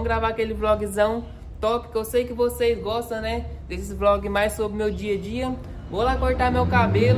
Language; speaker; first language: Portuguese; native; Portuguese